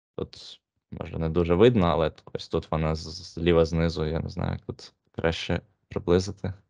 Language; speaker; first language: Ukrainian; non-native, local second language; Russian